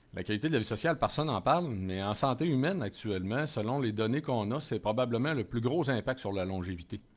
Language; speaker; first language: French; native; French